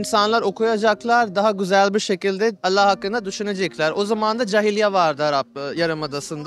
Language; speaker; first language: Turkish; non-native, learner; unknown